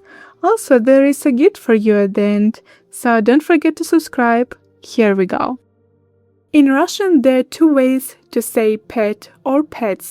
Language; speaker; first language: English; non-native, fluent; Russian